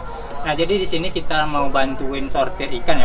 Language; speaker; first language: Indonesian; native; Indonesian